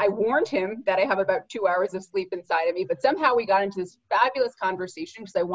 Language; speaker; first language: English; native; English